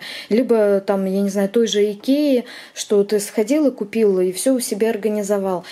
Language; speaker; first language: Russian; native; Russian